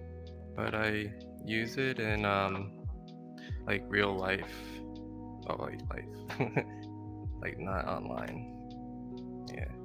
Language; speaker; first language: English; non-native, learner; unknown